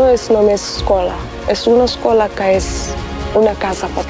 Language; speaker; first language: Catalan; non-native, learner; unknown